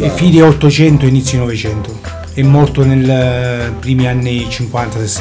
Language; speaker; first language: Italian; native; Italian